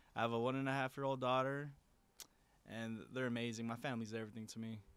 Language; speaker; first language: English; native; English